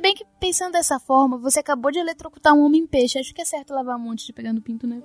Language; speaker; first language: Portuguese; native; Portuguese